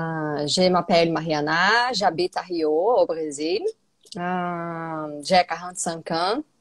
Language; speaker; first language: French; non-native, learner; Portuguese